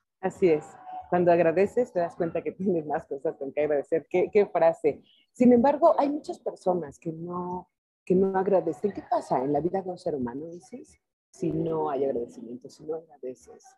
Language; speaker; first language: Spanish; native; Spanish